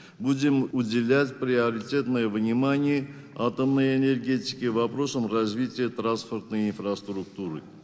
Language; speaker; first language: Russian; non-native, local second language; Armenian